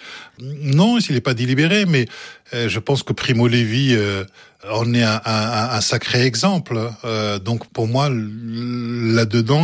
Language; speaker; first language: French; early bilingual, other home language; Arabic